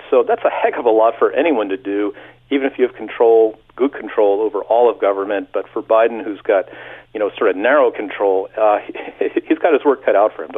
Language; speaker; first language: English; native; English